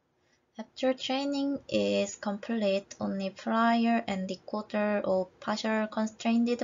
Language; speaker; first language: English; non-native, fluent; Korean